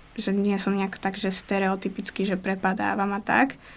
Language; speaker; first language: Slovak; native; Slovak